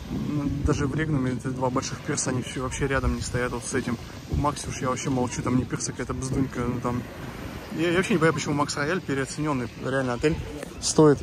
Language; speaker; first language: Russian; native; Russian